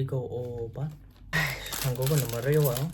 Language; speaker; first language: Korean; non-native, learner; Filipino